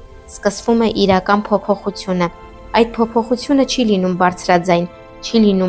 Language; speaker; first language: Armenian; native; Armenian